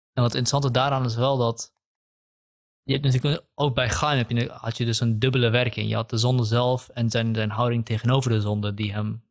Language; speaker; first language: Dutch; early bilingual, other home language; Kurdish